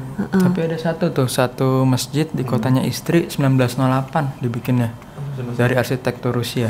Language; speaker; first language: Indonesian; native; Indonesian